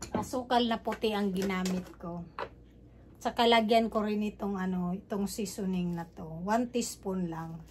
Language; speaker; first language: Filipino; non-native, local second language; Cebuano